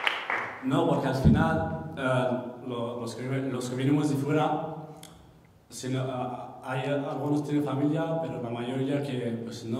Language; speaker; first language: Spanish; non-native, fluent; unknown